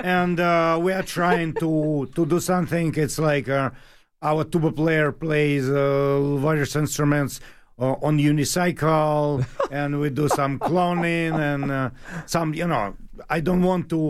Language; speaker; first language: English; non-native, learner; Russian